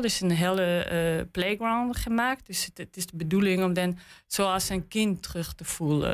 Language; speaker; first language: Dutch; non-native, learner; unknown